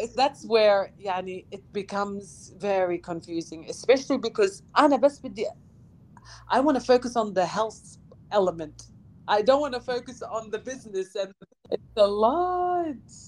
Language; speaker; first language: English; early bilingual, other home language; Arabic